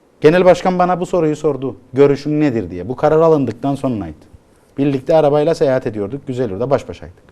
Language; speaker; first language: Turkish; native; Turkish